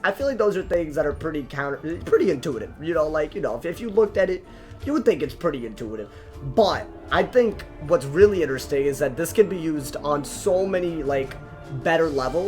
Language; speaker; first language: English; native; English